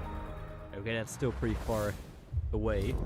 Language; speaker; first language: English; native; English